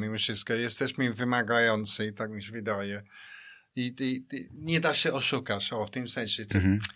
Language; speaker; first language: Polish; non-native, fluent; English